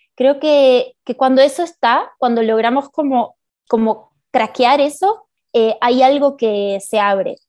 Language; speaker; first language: Spanish; native; Spanish